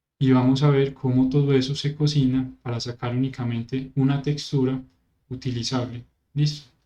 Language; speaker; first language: Spanish; native; Spanish